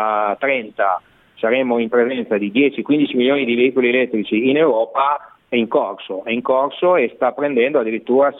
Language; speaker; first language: Italian; native; Italian